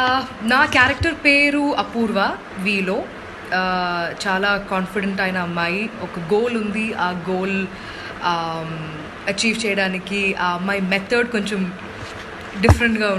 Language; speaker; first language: Telugu; non-native, local second language; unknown